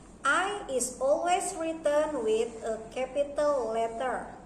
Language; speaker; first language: English; non-native, learner; Indonesian